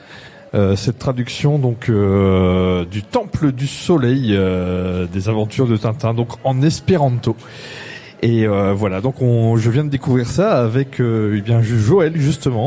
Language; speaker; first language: French; native; French